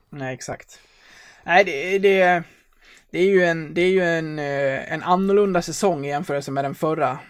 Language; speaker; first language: Swedish; native; Swedish